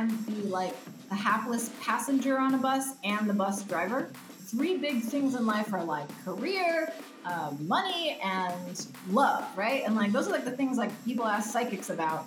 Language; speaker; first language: English; early bilingual, other home language; Spanish